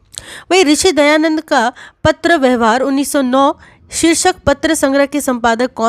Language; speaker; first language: Hindi; native; Hindi